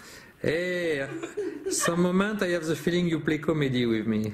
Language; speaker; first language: English; non-native, fluent; French